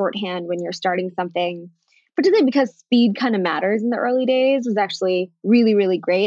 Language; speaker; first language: English; early bilingual, other home language; Bangla